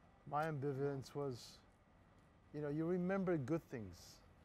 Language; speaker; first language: English; non-native, fluent; Polish